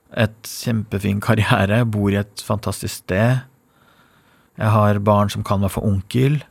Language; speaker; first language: Norwegian; non-native, fluent; Persian